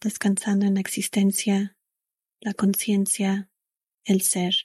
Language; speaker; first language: Spanish; early bilingual, other home language; English